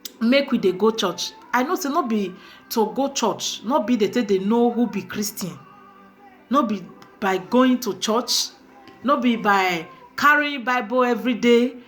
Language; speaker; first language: Nigerian Pidgin; native; Nigerian Pidgin